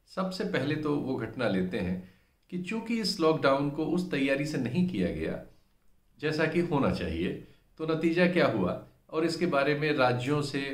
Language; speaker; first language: Hindi; native; Hindi